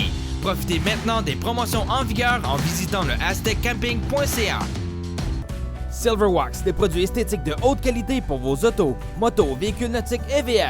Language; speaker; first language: French; native; French